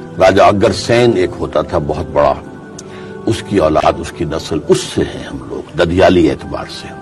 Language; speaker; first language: Urdu; native; Urdu